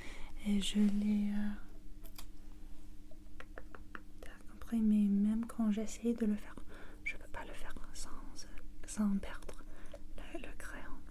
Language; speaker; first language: French; non-native, learner; English